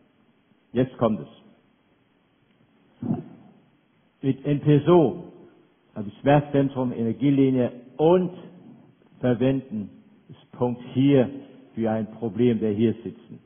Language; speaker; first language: German; non-native, fluent; Danish